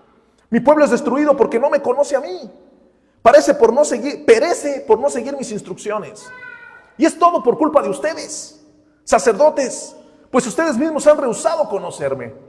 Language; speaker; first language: Spanish; native; Spanish